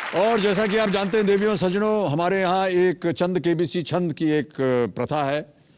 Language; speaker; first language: Hindi; native; Hindi